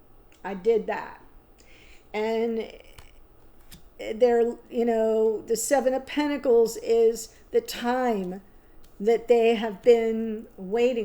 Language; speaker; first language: English; native; English